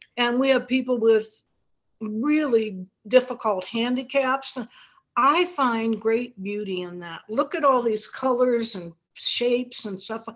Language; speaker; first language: English; native; English